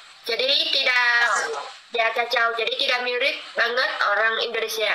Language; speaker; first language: Indonesian; non-native, learner; Vietnamese